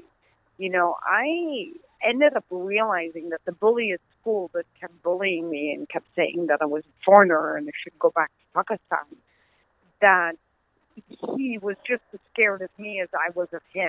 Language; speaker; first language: English; non-native, fluent; Dutch